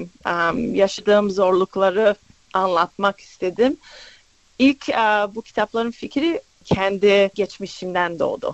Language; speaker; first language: Turkish; early bilingual, other home language; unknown